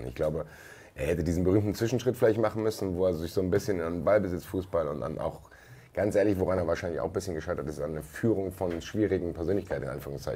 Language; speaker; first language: German; native; German